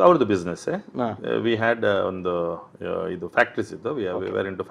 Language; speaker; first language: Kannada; non-native, local second language; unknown